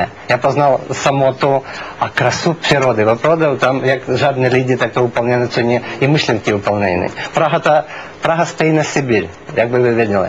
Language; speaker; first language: Czech; non-native, learner; Russian